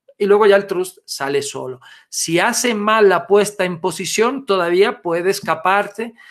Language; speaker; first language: Spanish; non-native, fluent; Italian